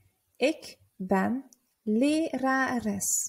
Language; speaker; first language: Dutch; non-native, fluent; Turkish